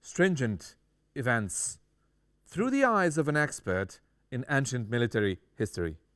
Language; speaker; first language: English; non-native, fluent; Romanian